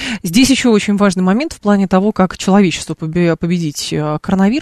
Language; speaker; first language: Russian; native; Russian